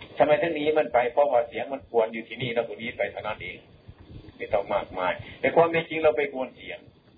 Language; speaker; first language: Thai; non-native, local second language; Lao